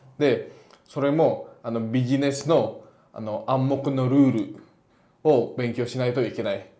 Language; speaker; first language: Japanese; non-native, fluent; Indonesian